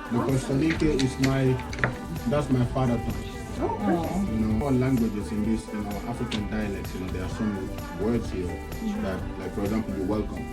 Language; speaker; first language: English; non-native, fluent; Soninke